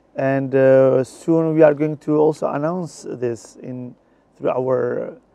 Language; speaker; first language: English; non-native, fluent; Turkish